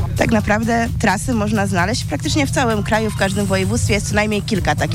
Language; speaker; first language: Polish; native; Polish